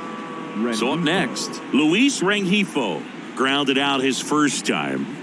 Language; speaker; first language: English; native; English